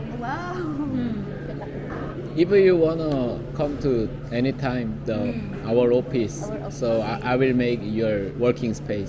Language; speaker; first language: English; non-native, learner; Korean